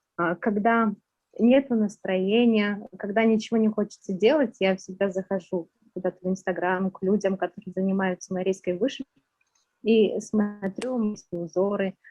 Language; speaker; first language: Russian; non-native, local second language; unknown